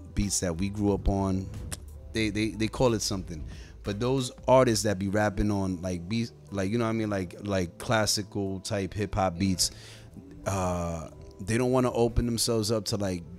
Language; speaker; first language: English; native; English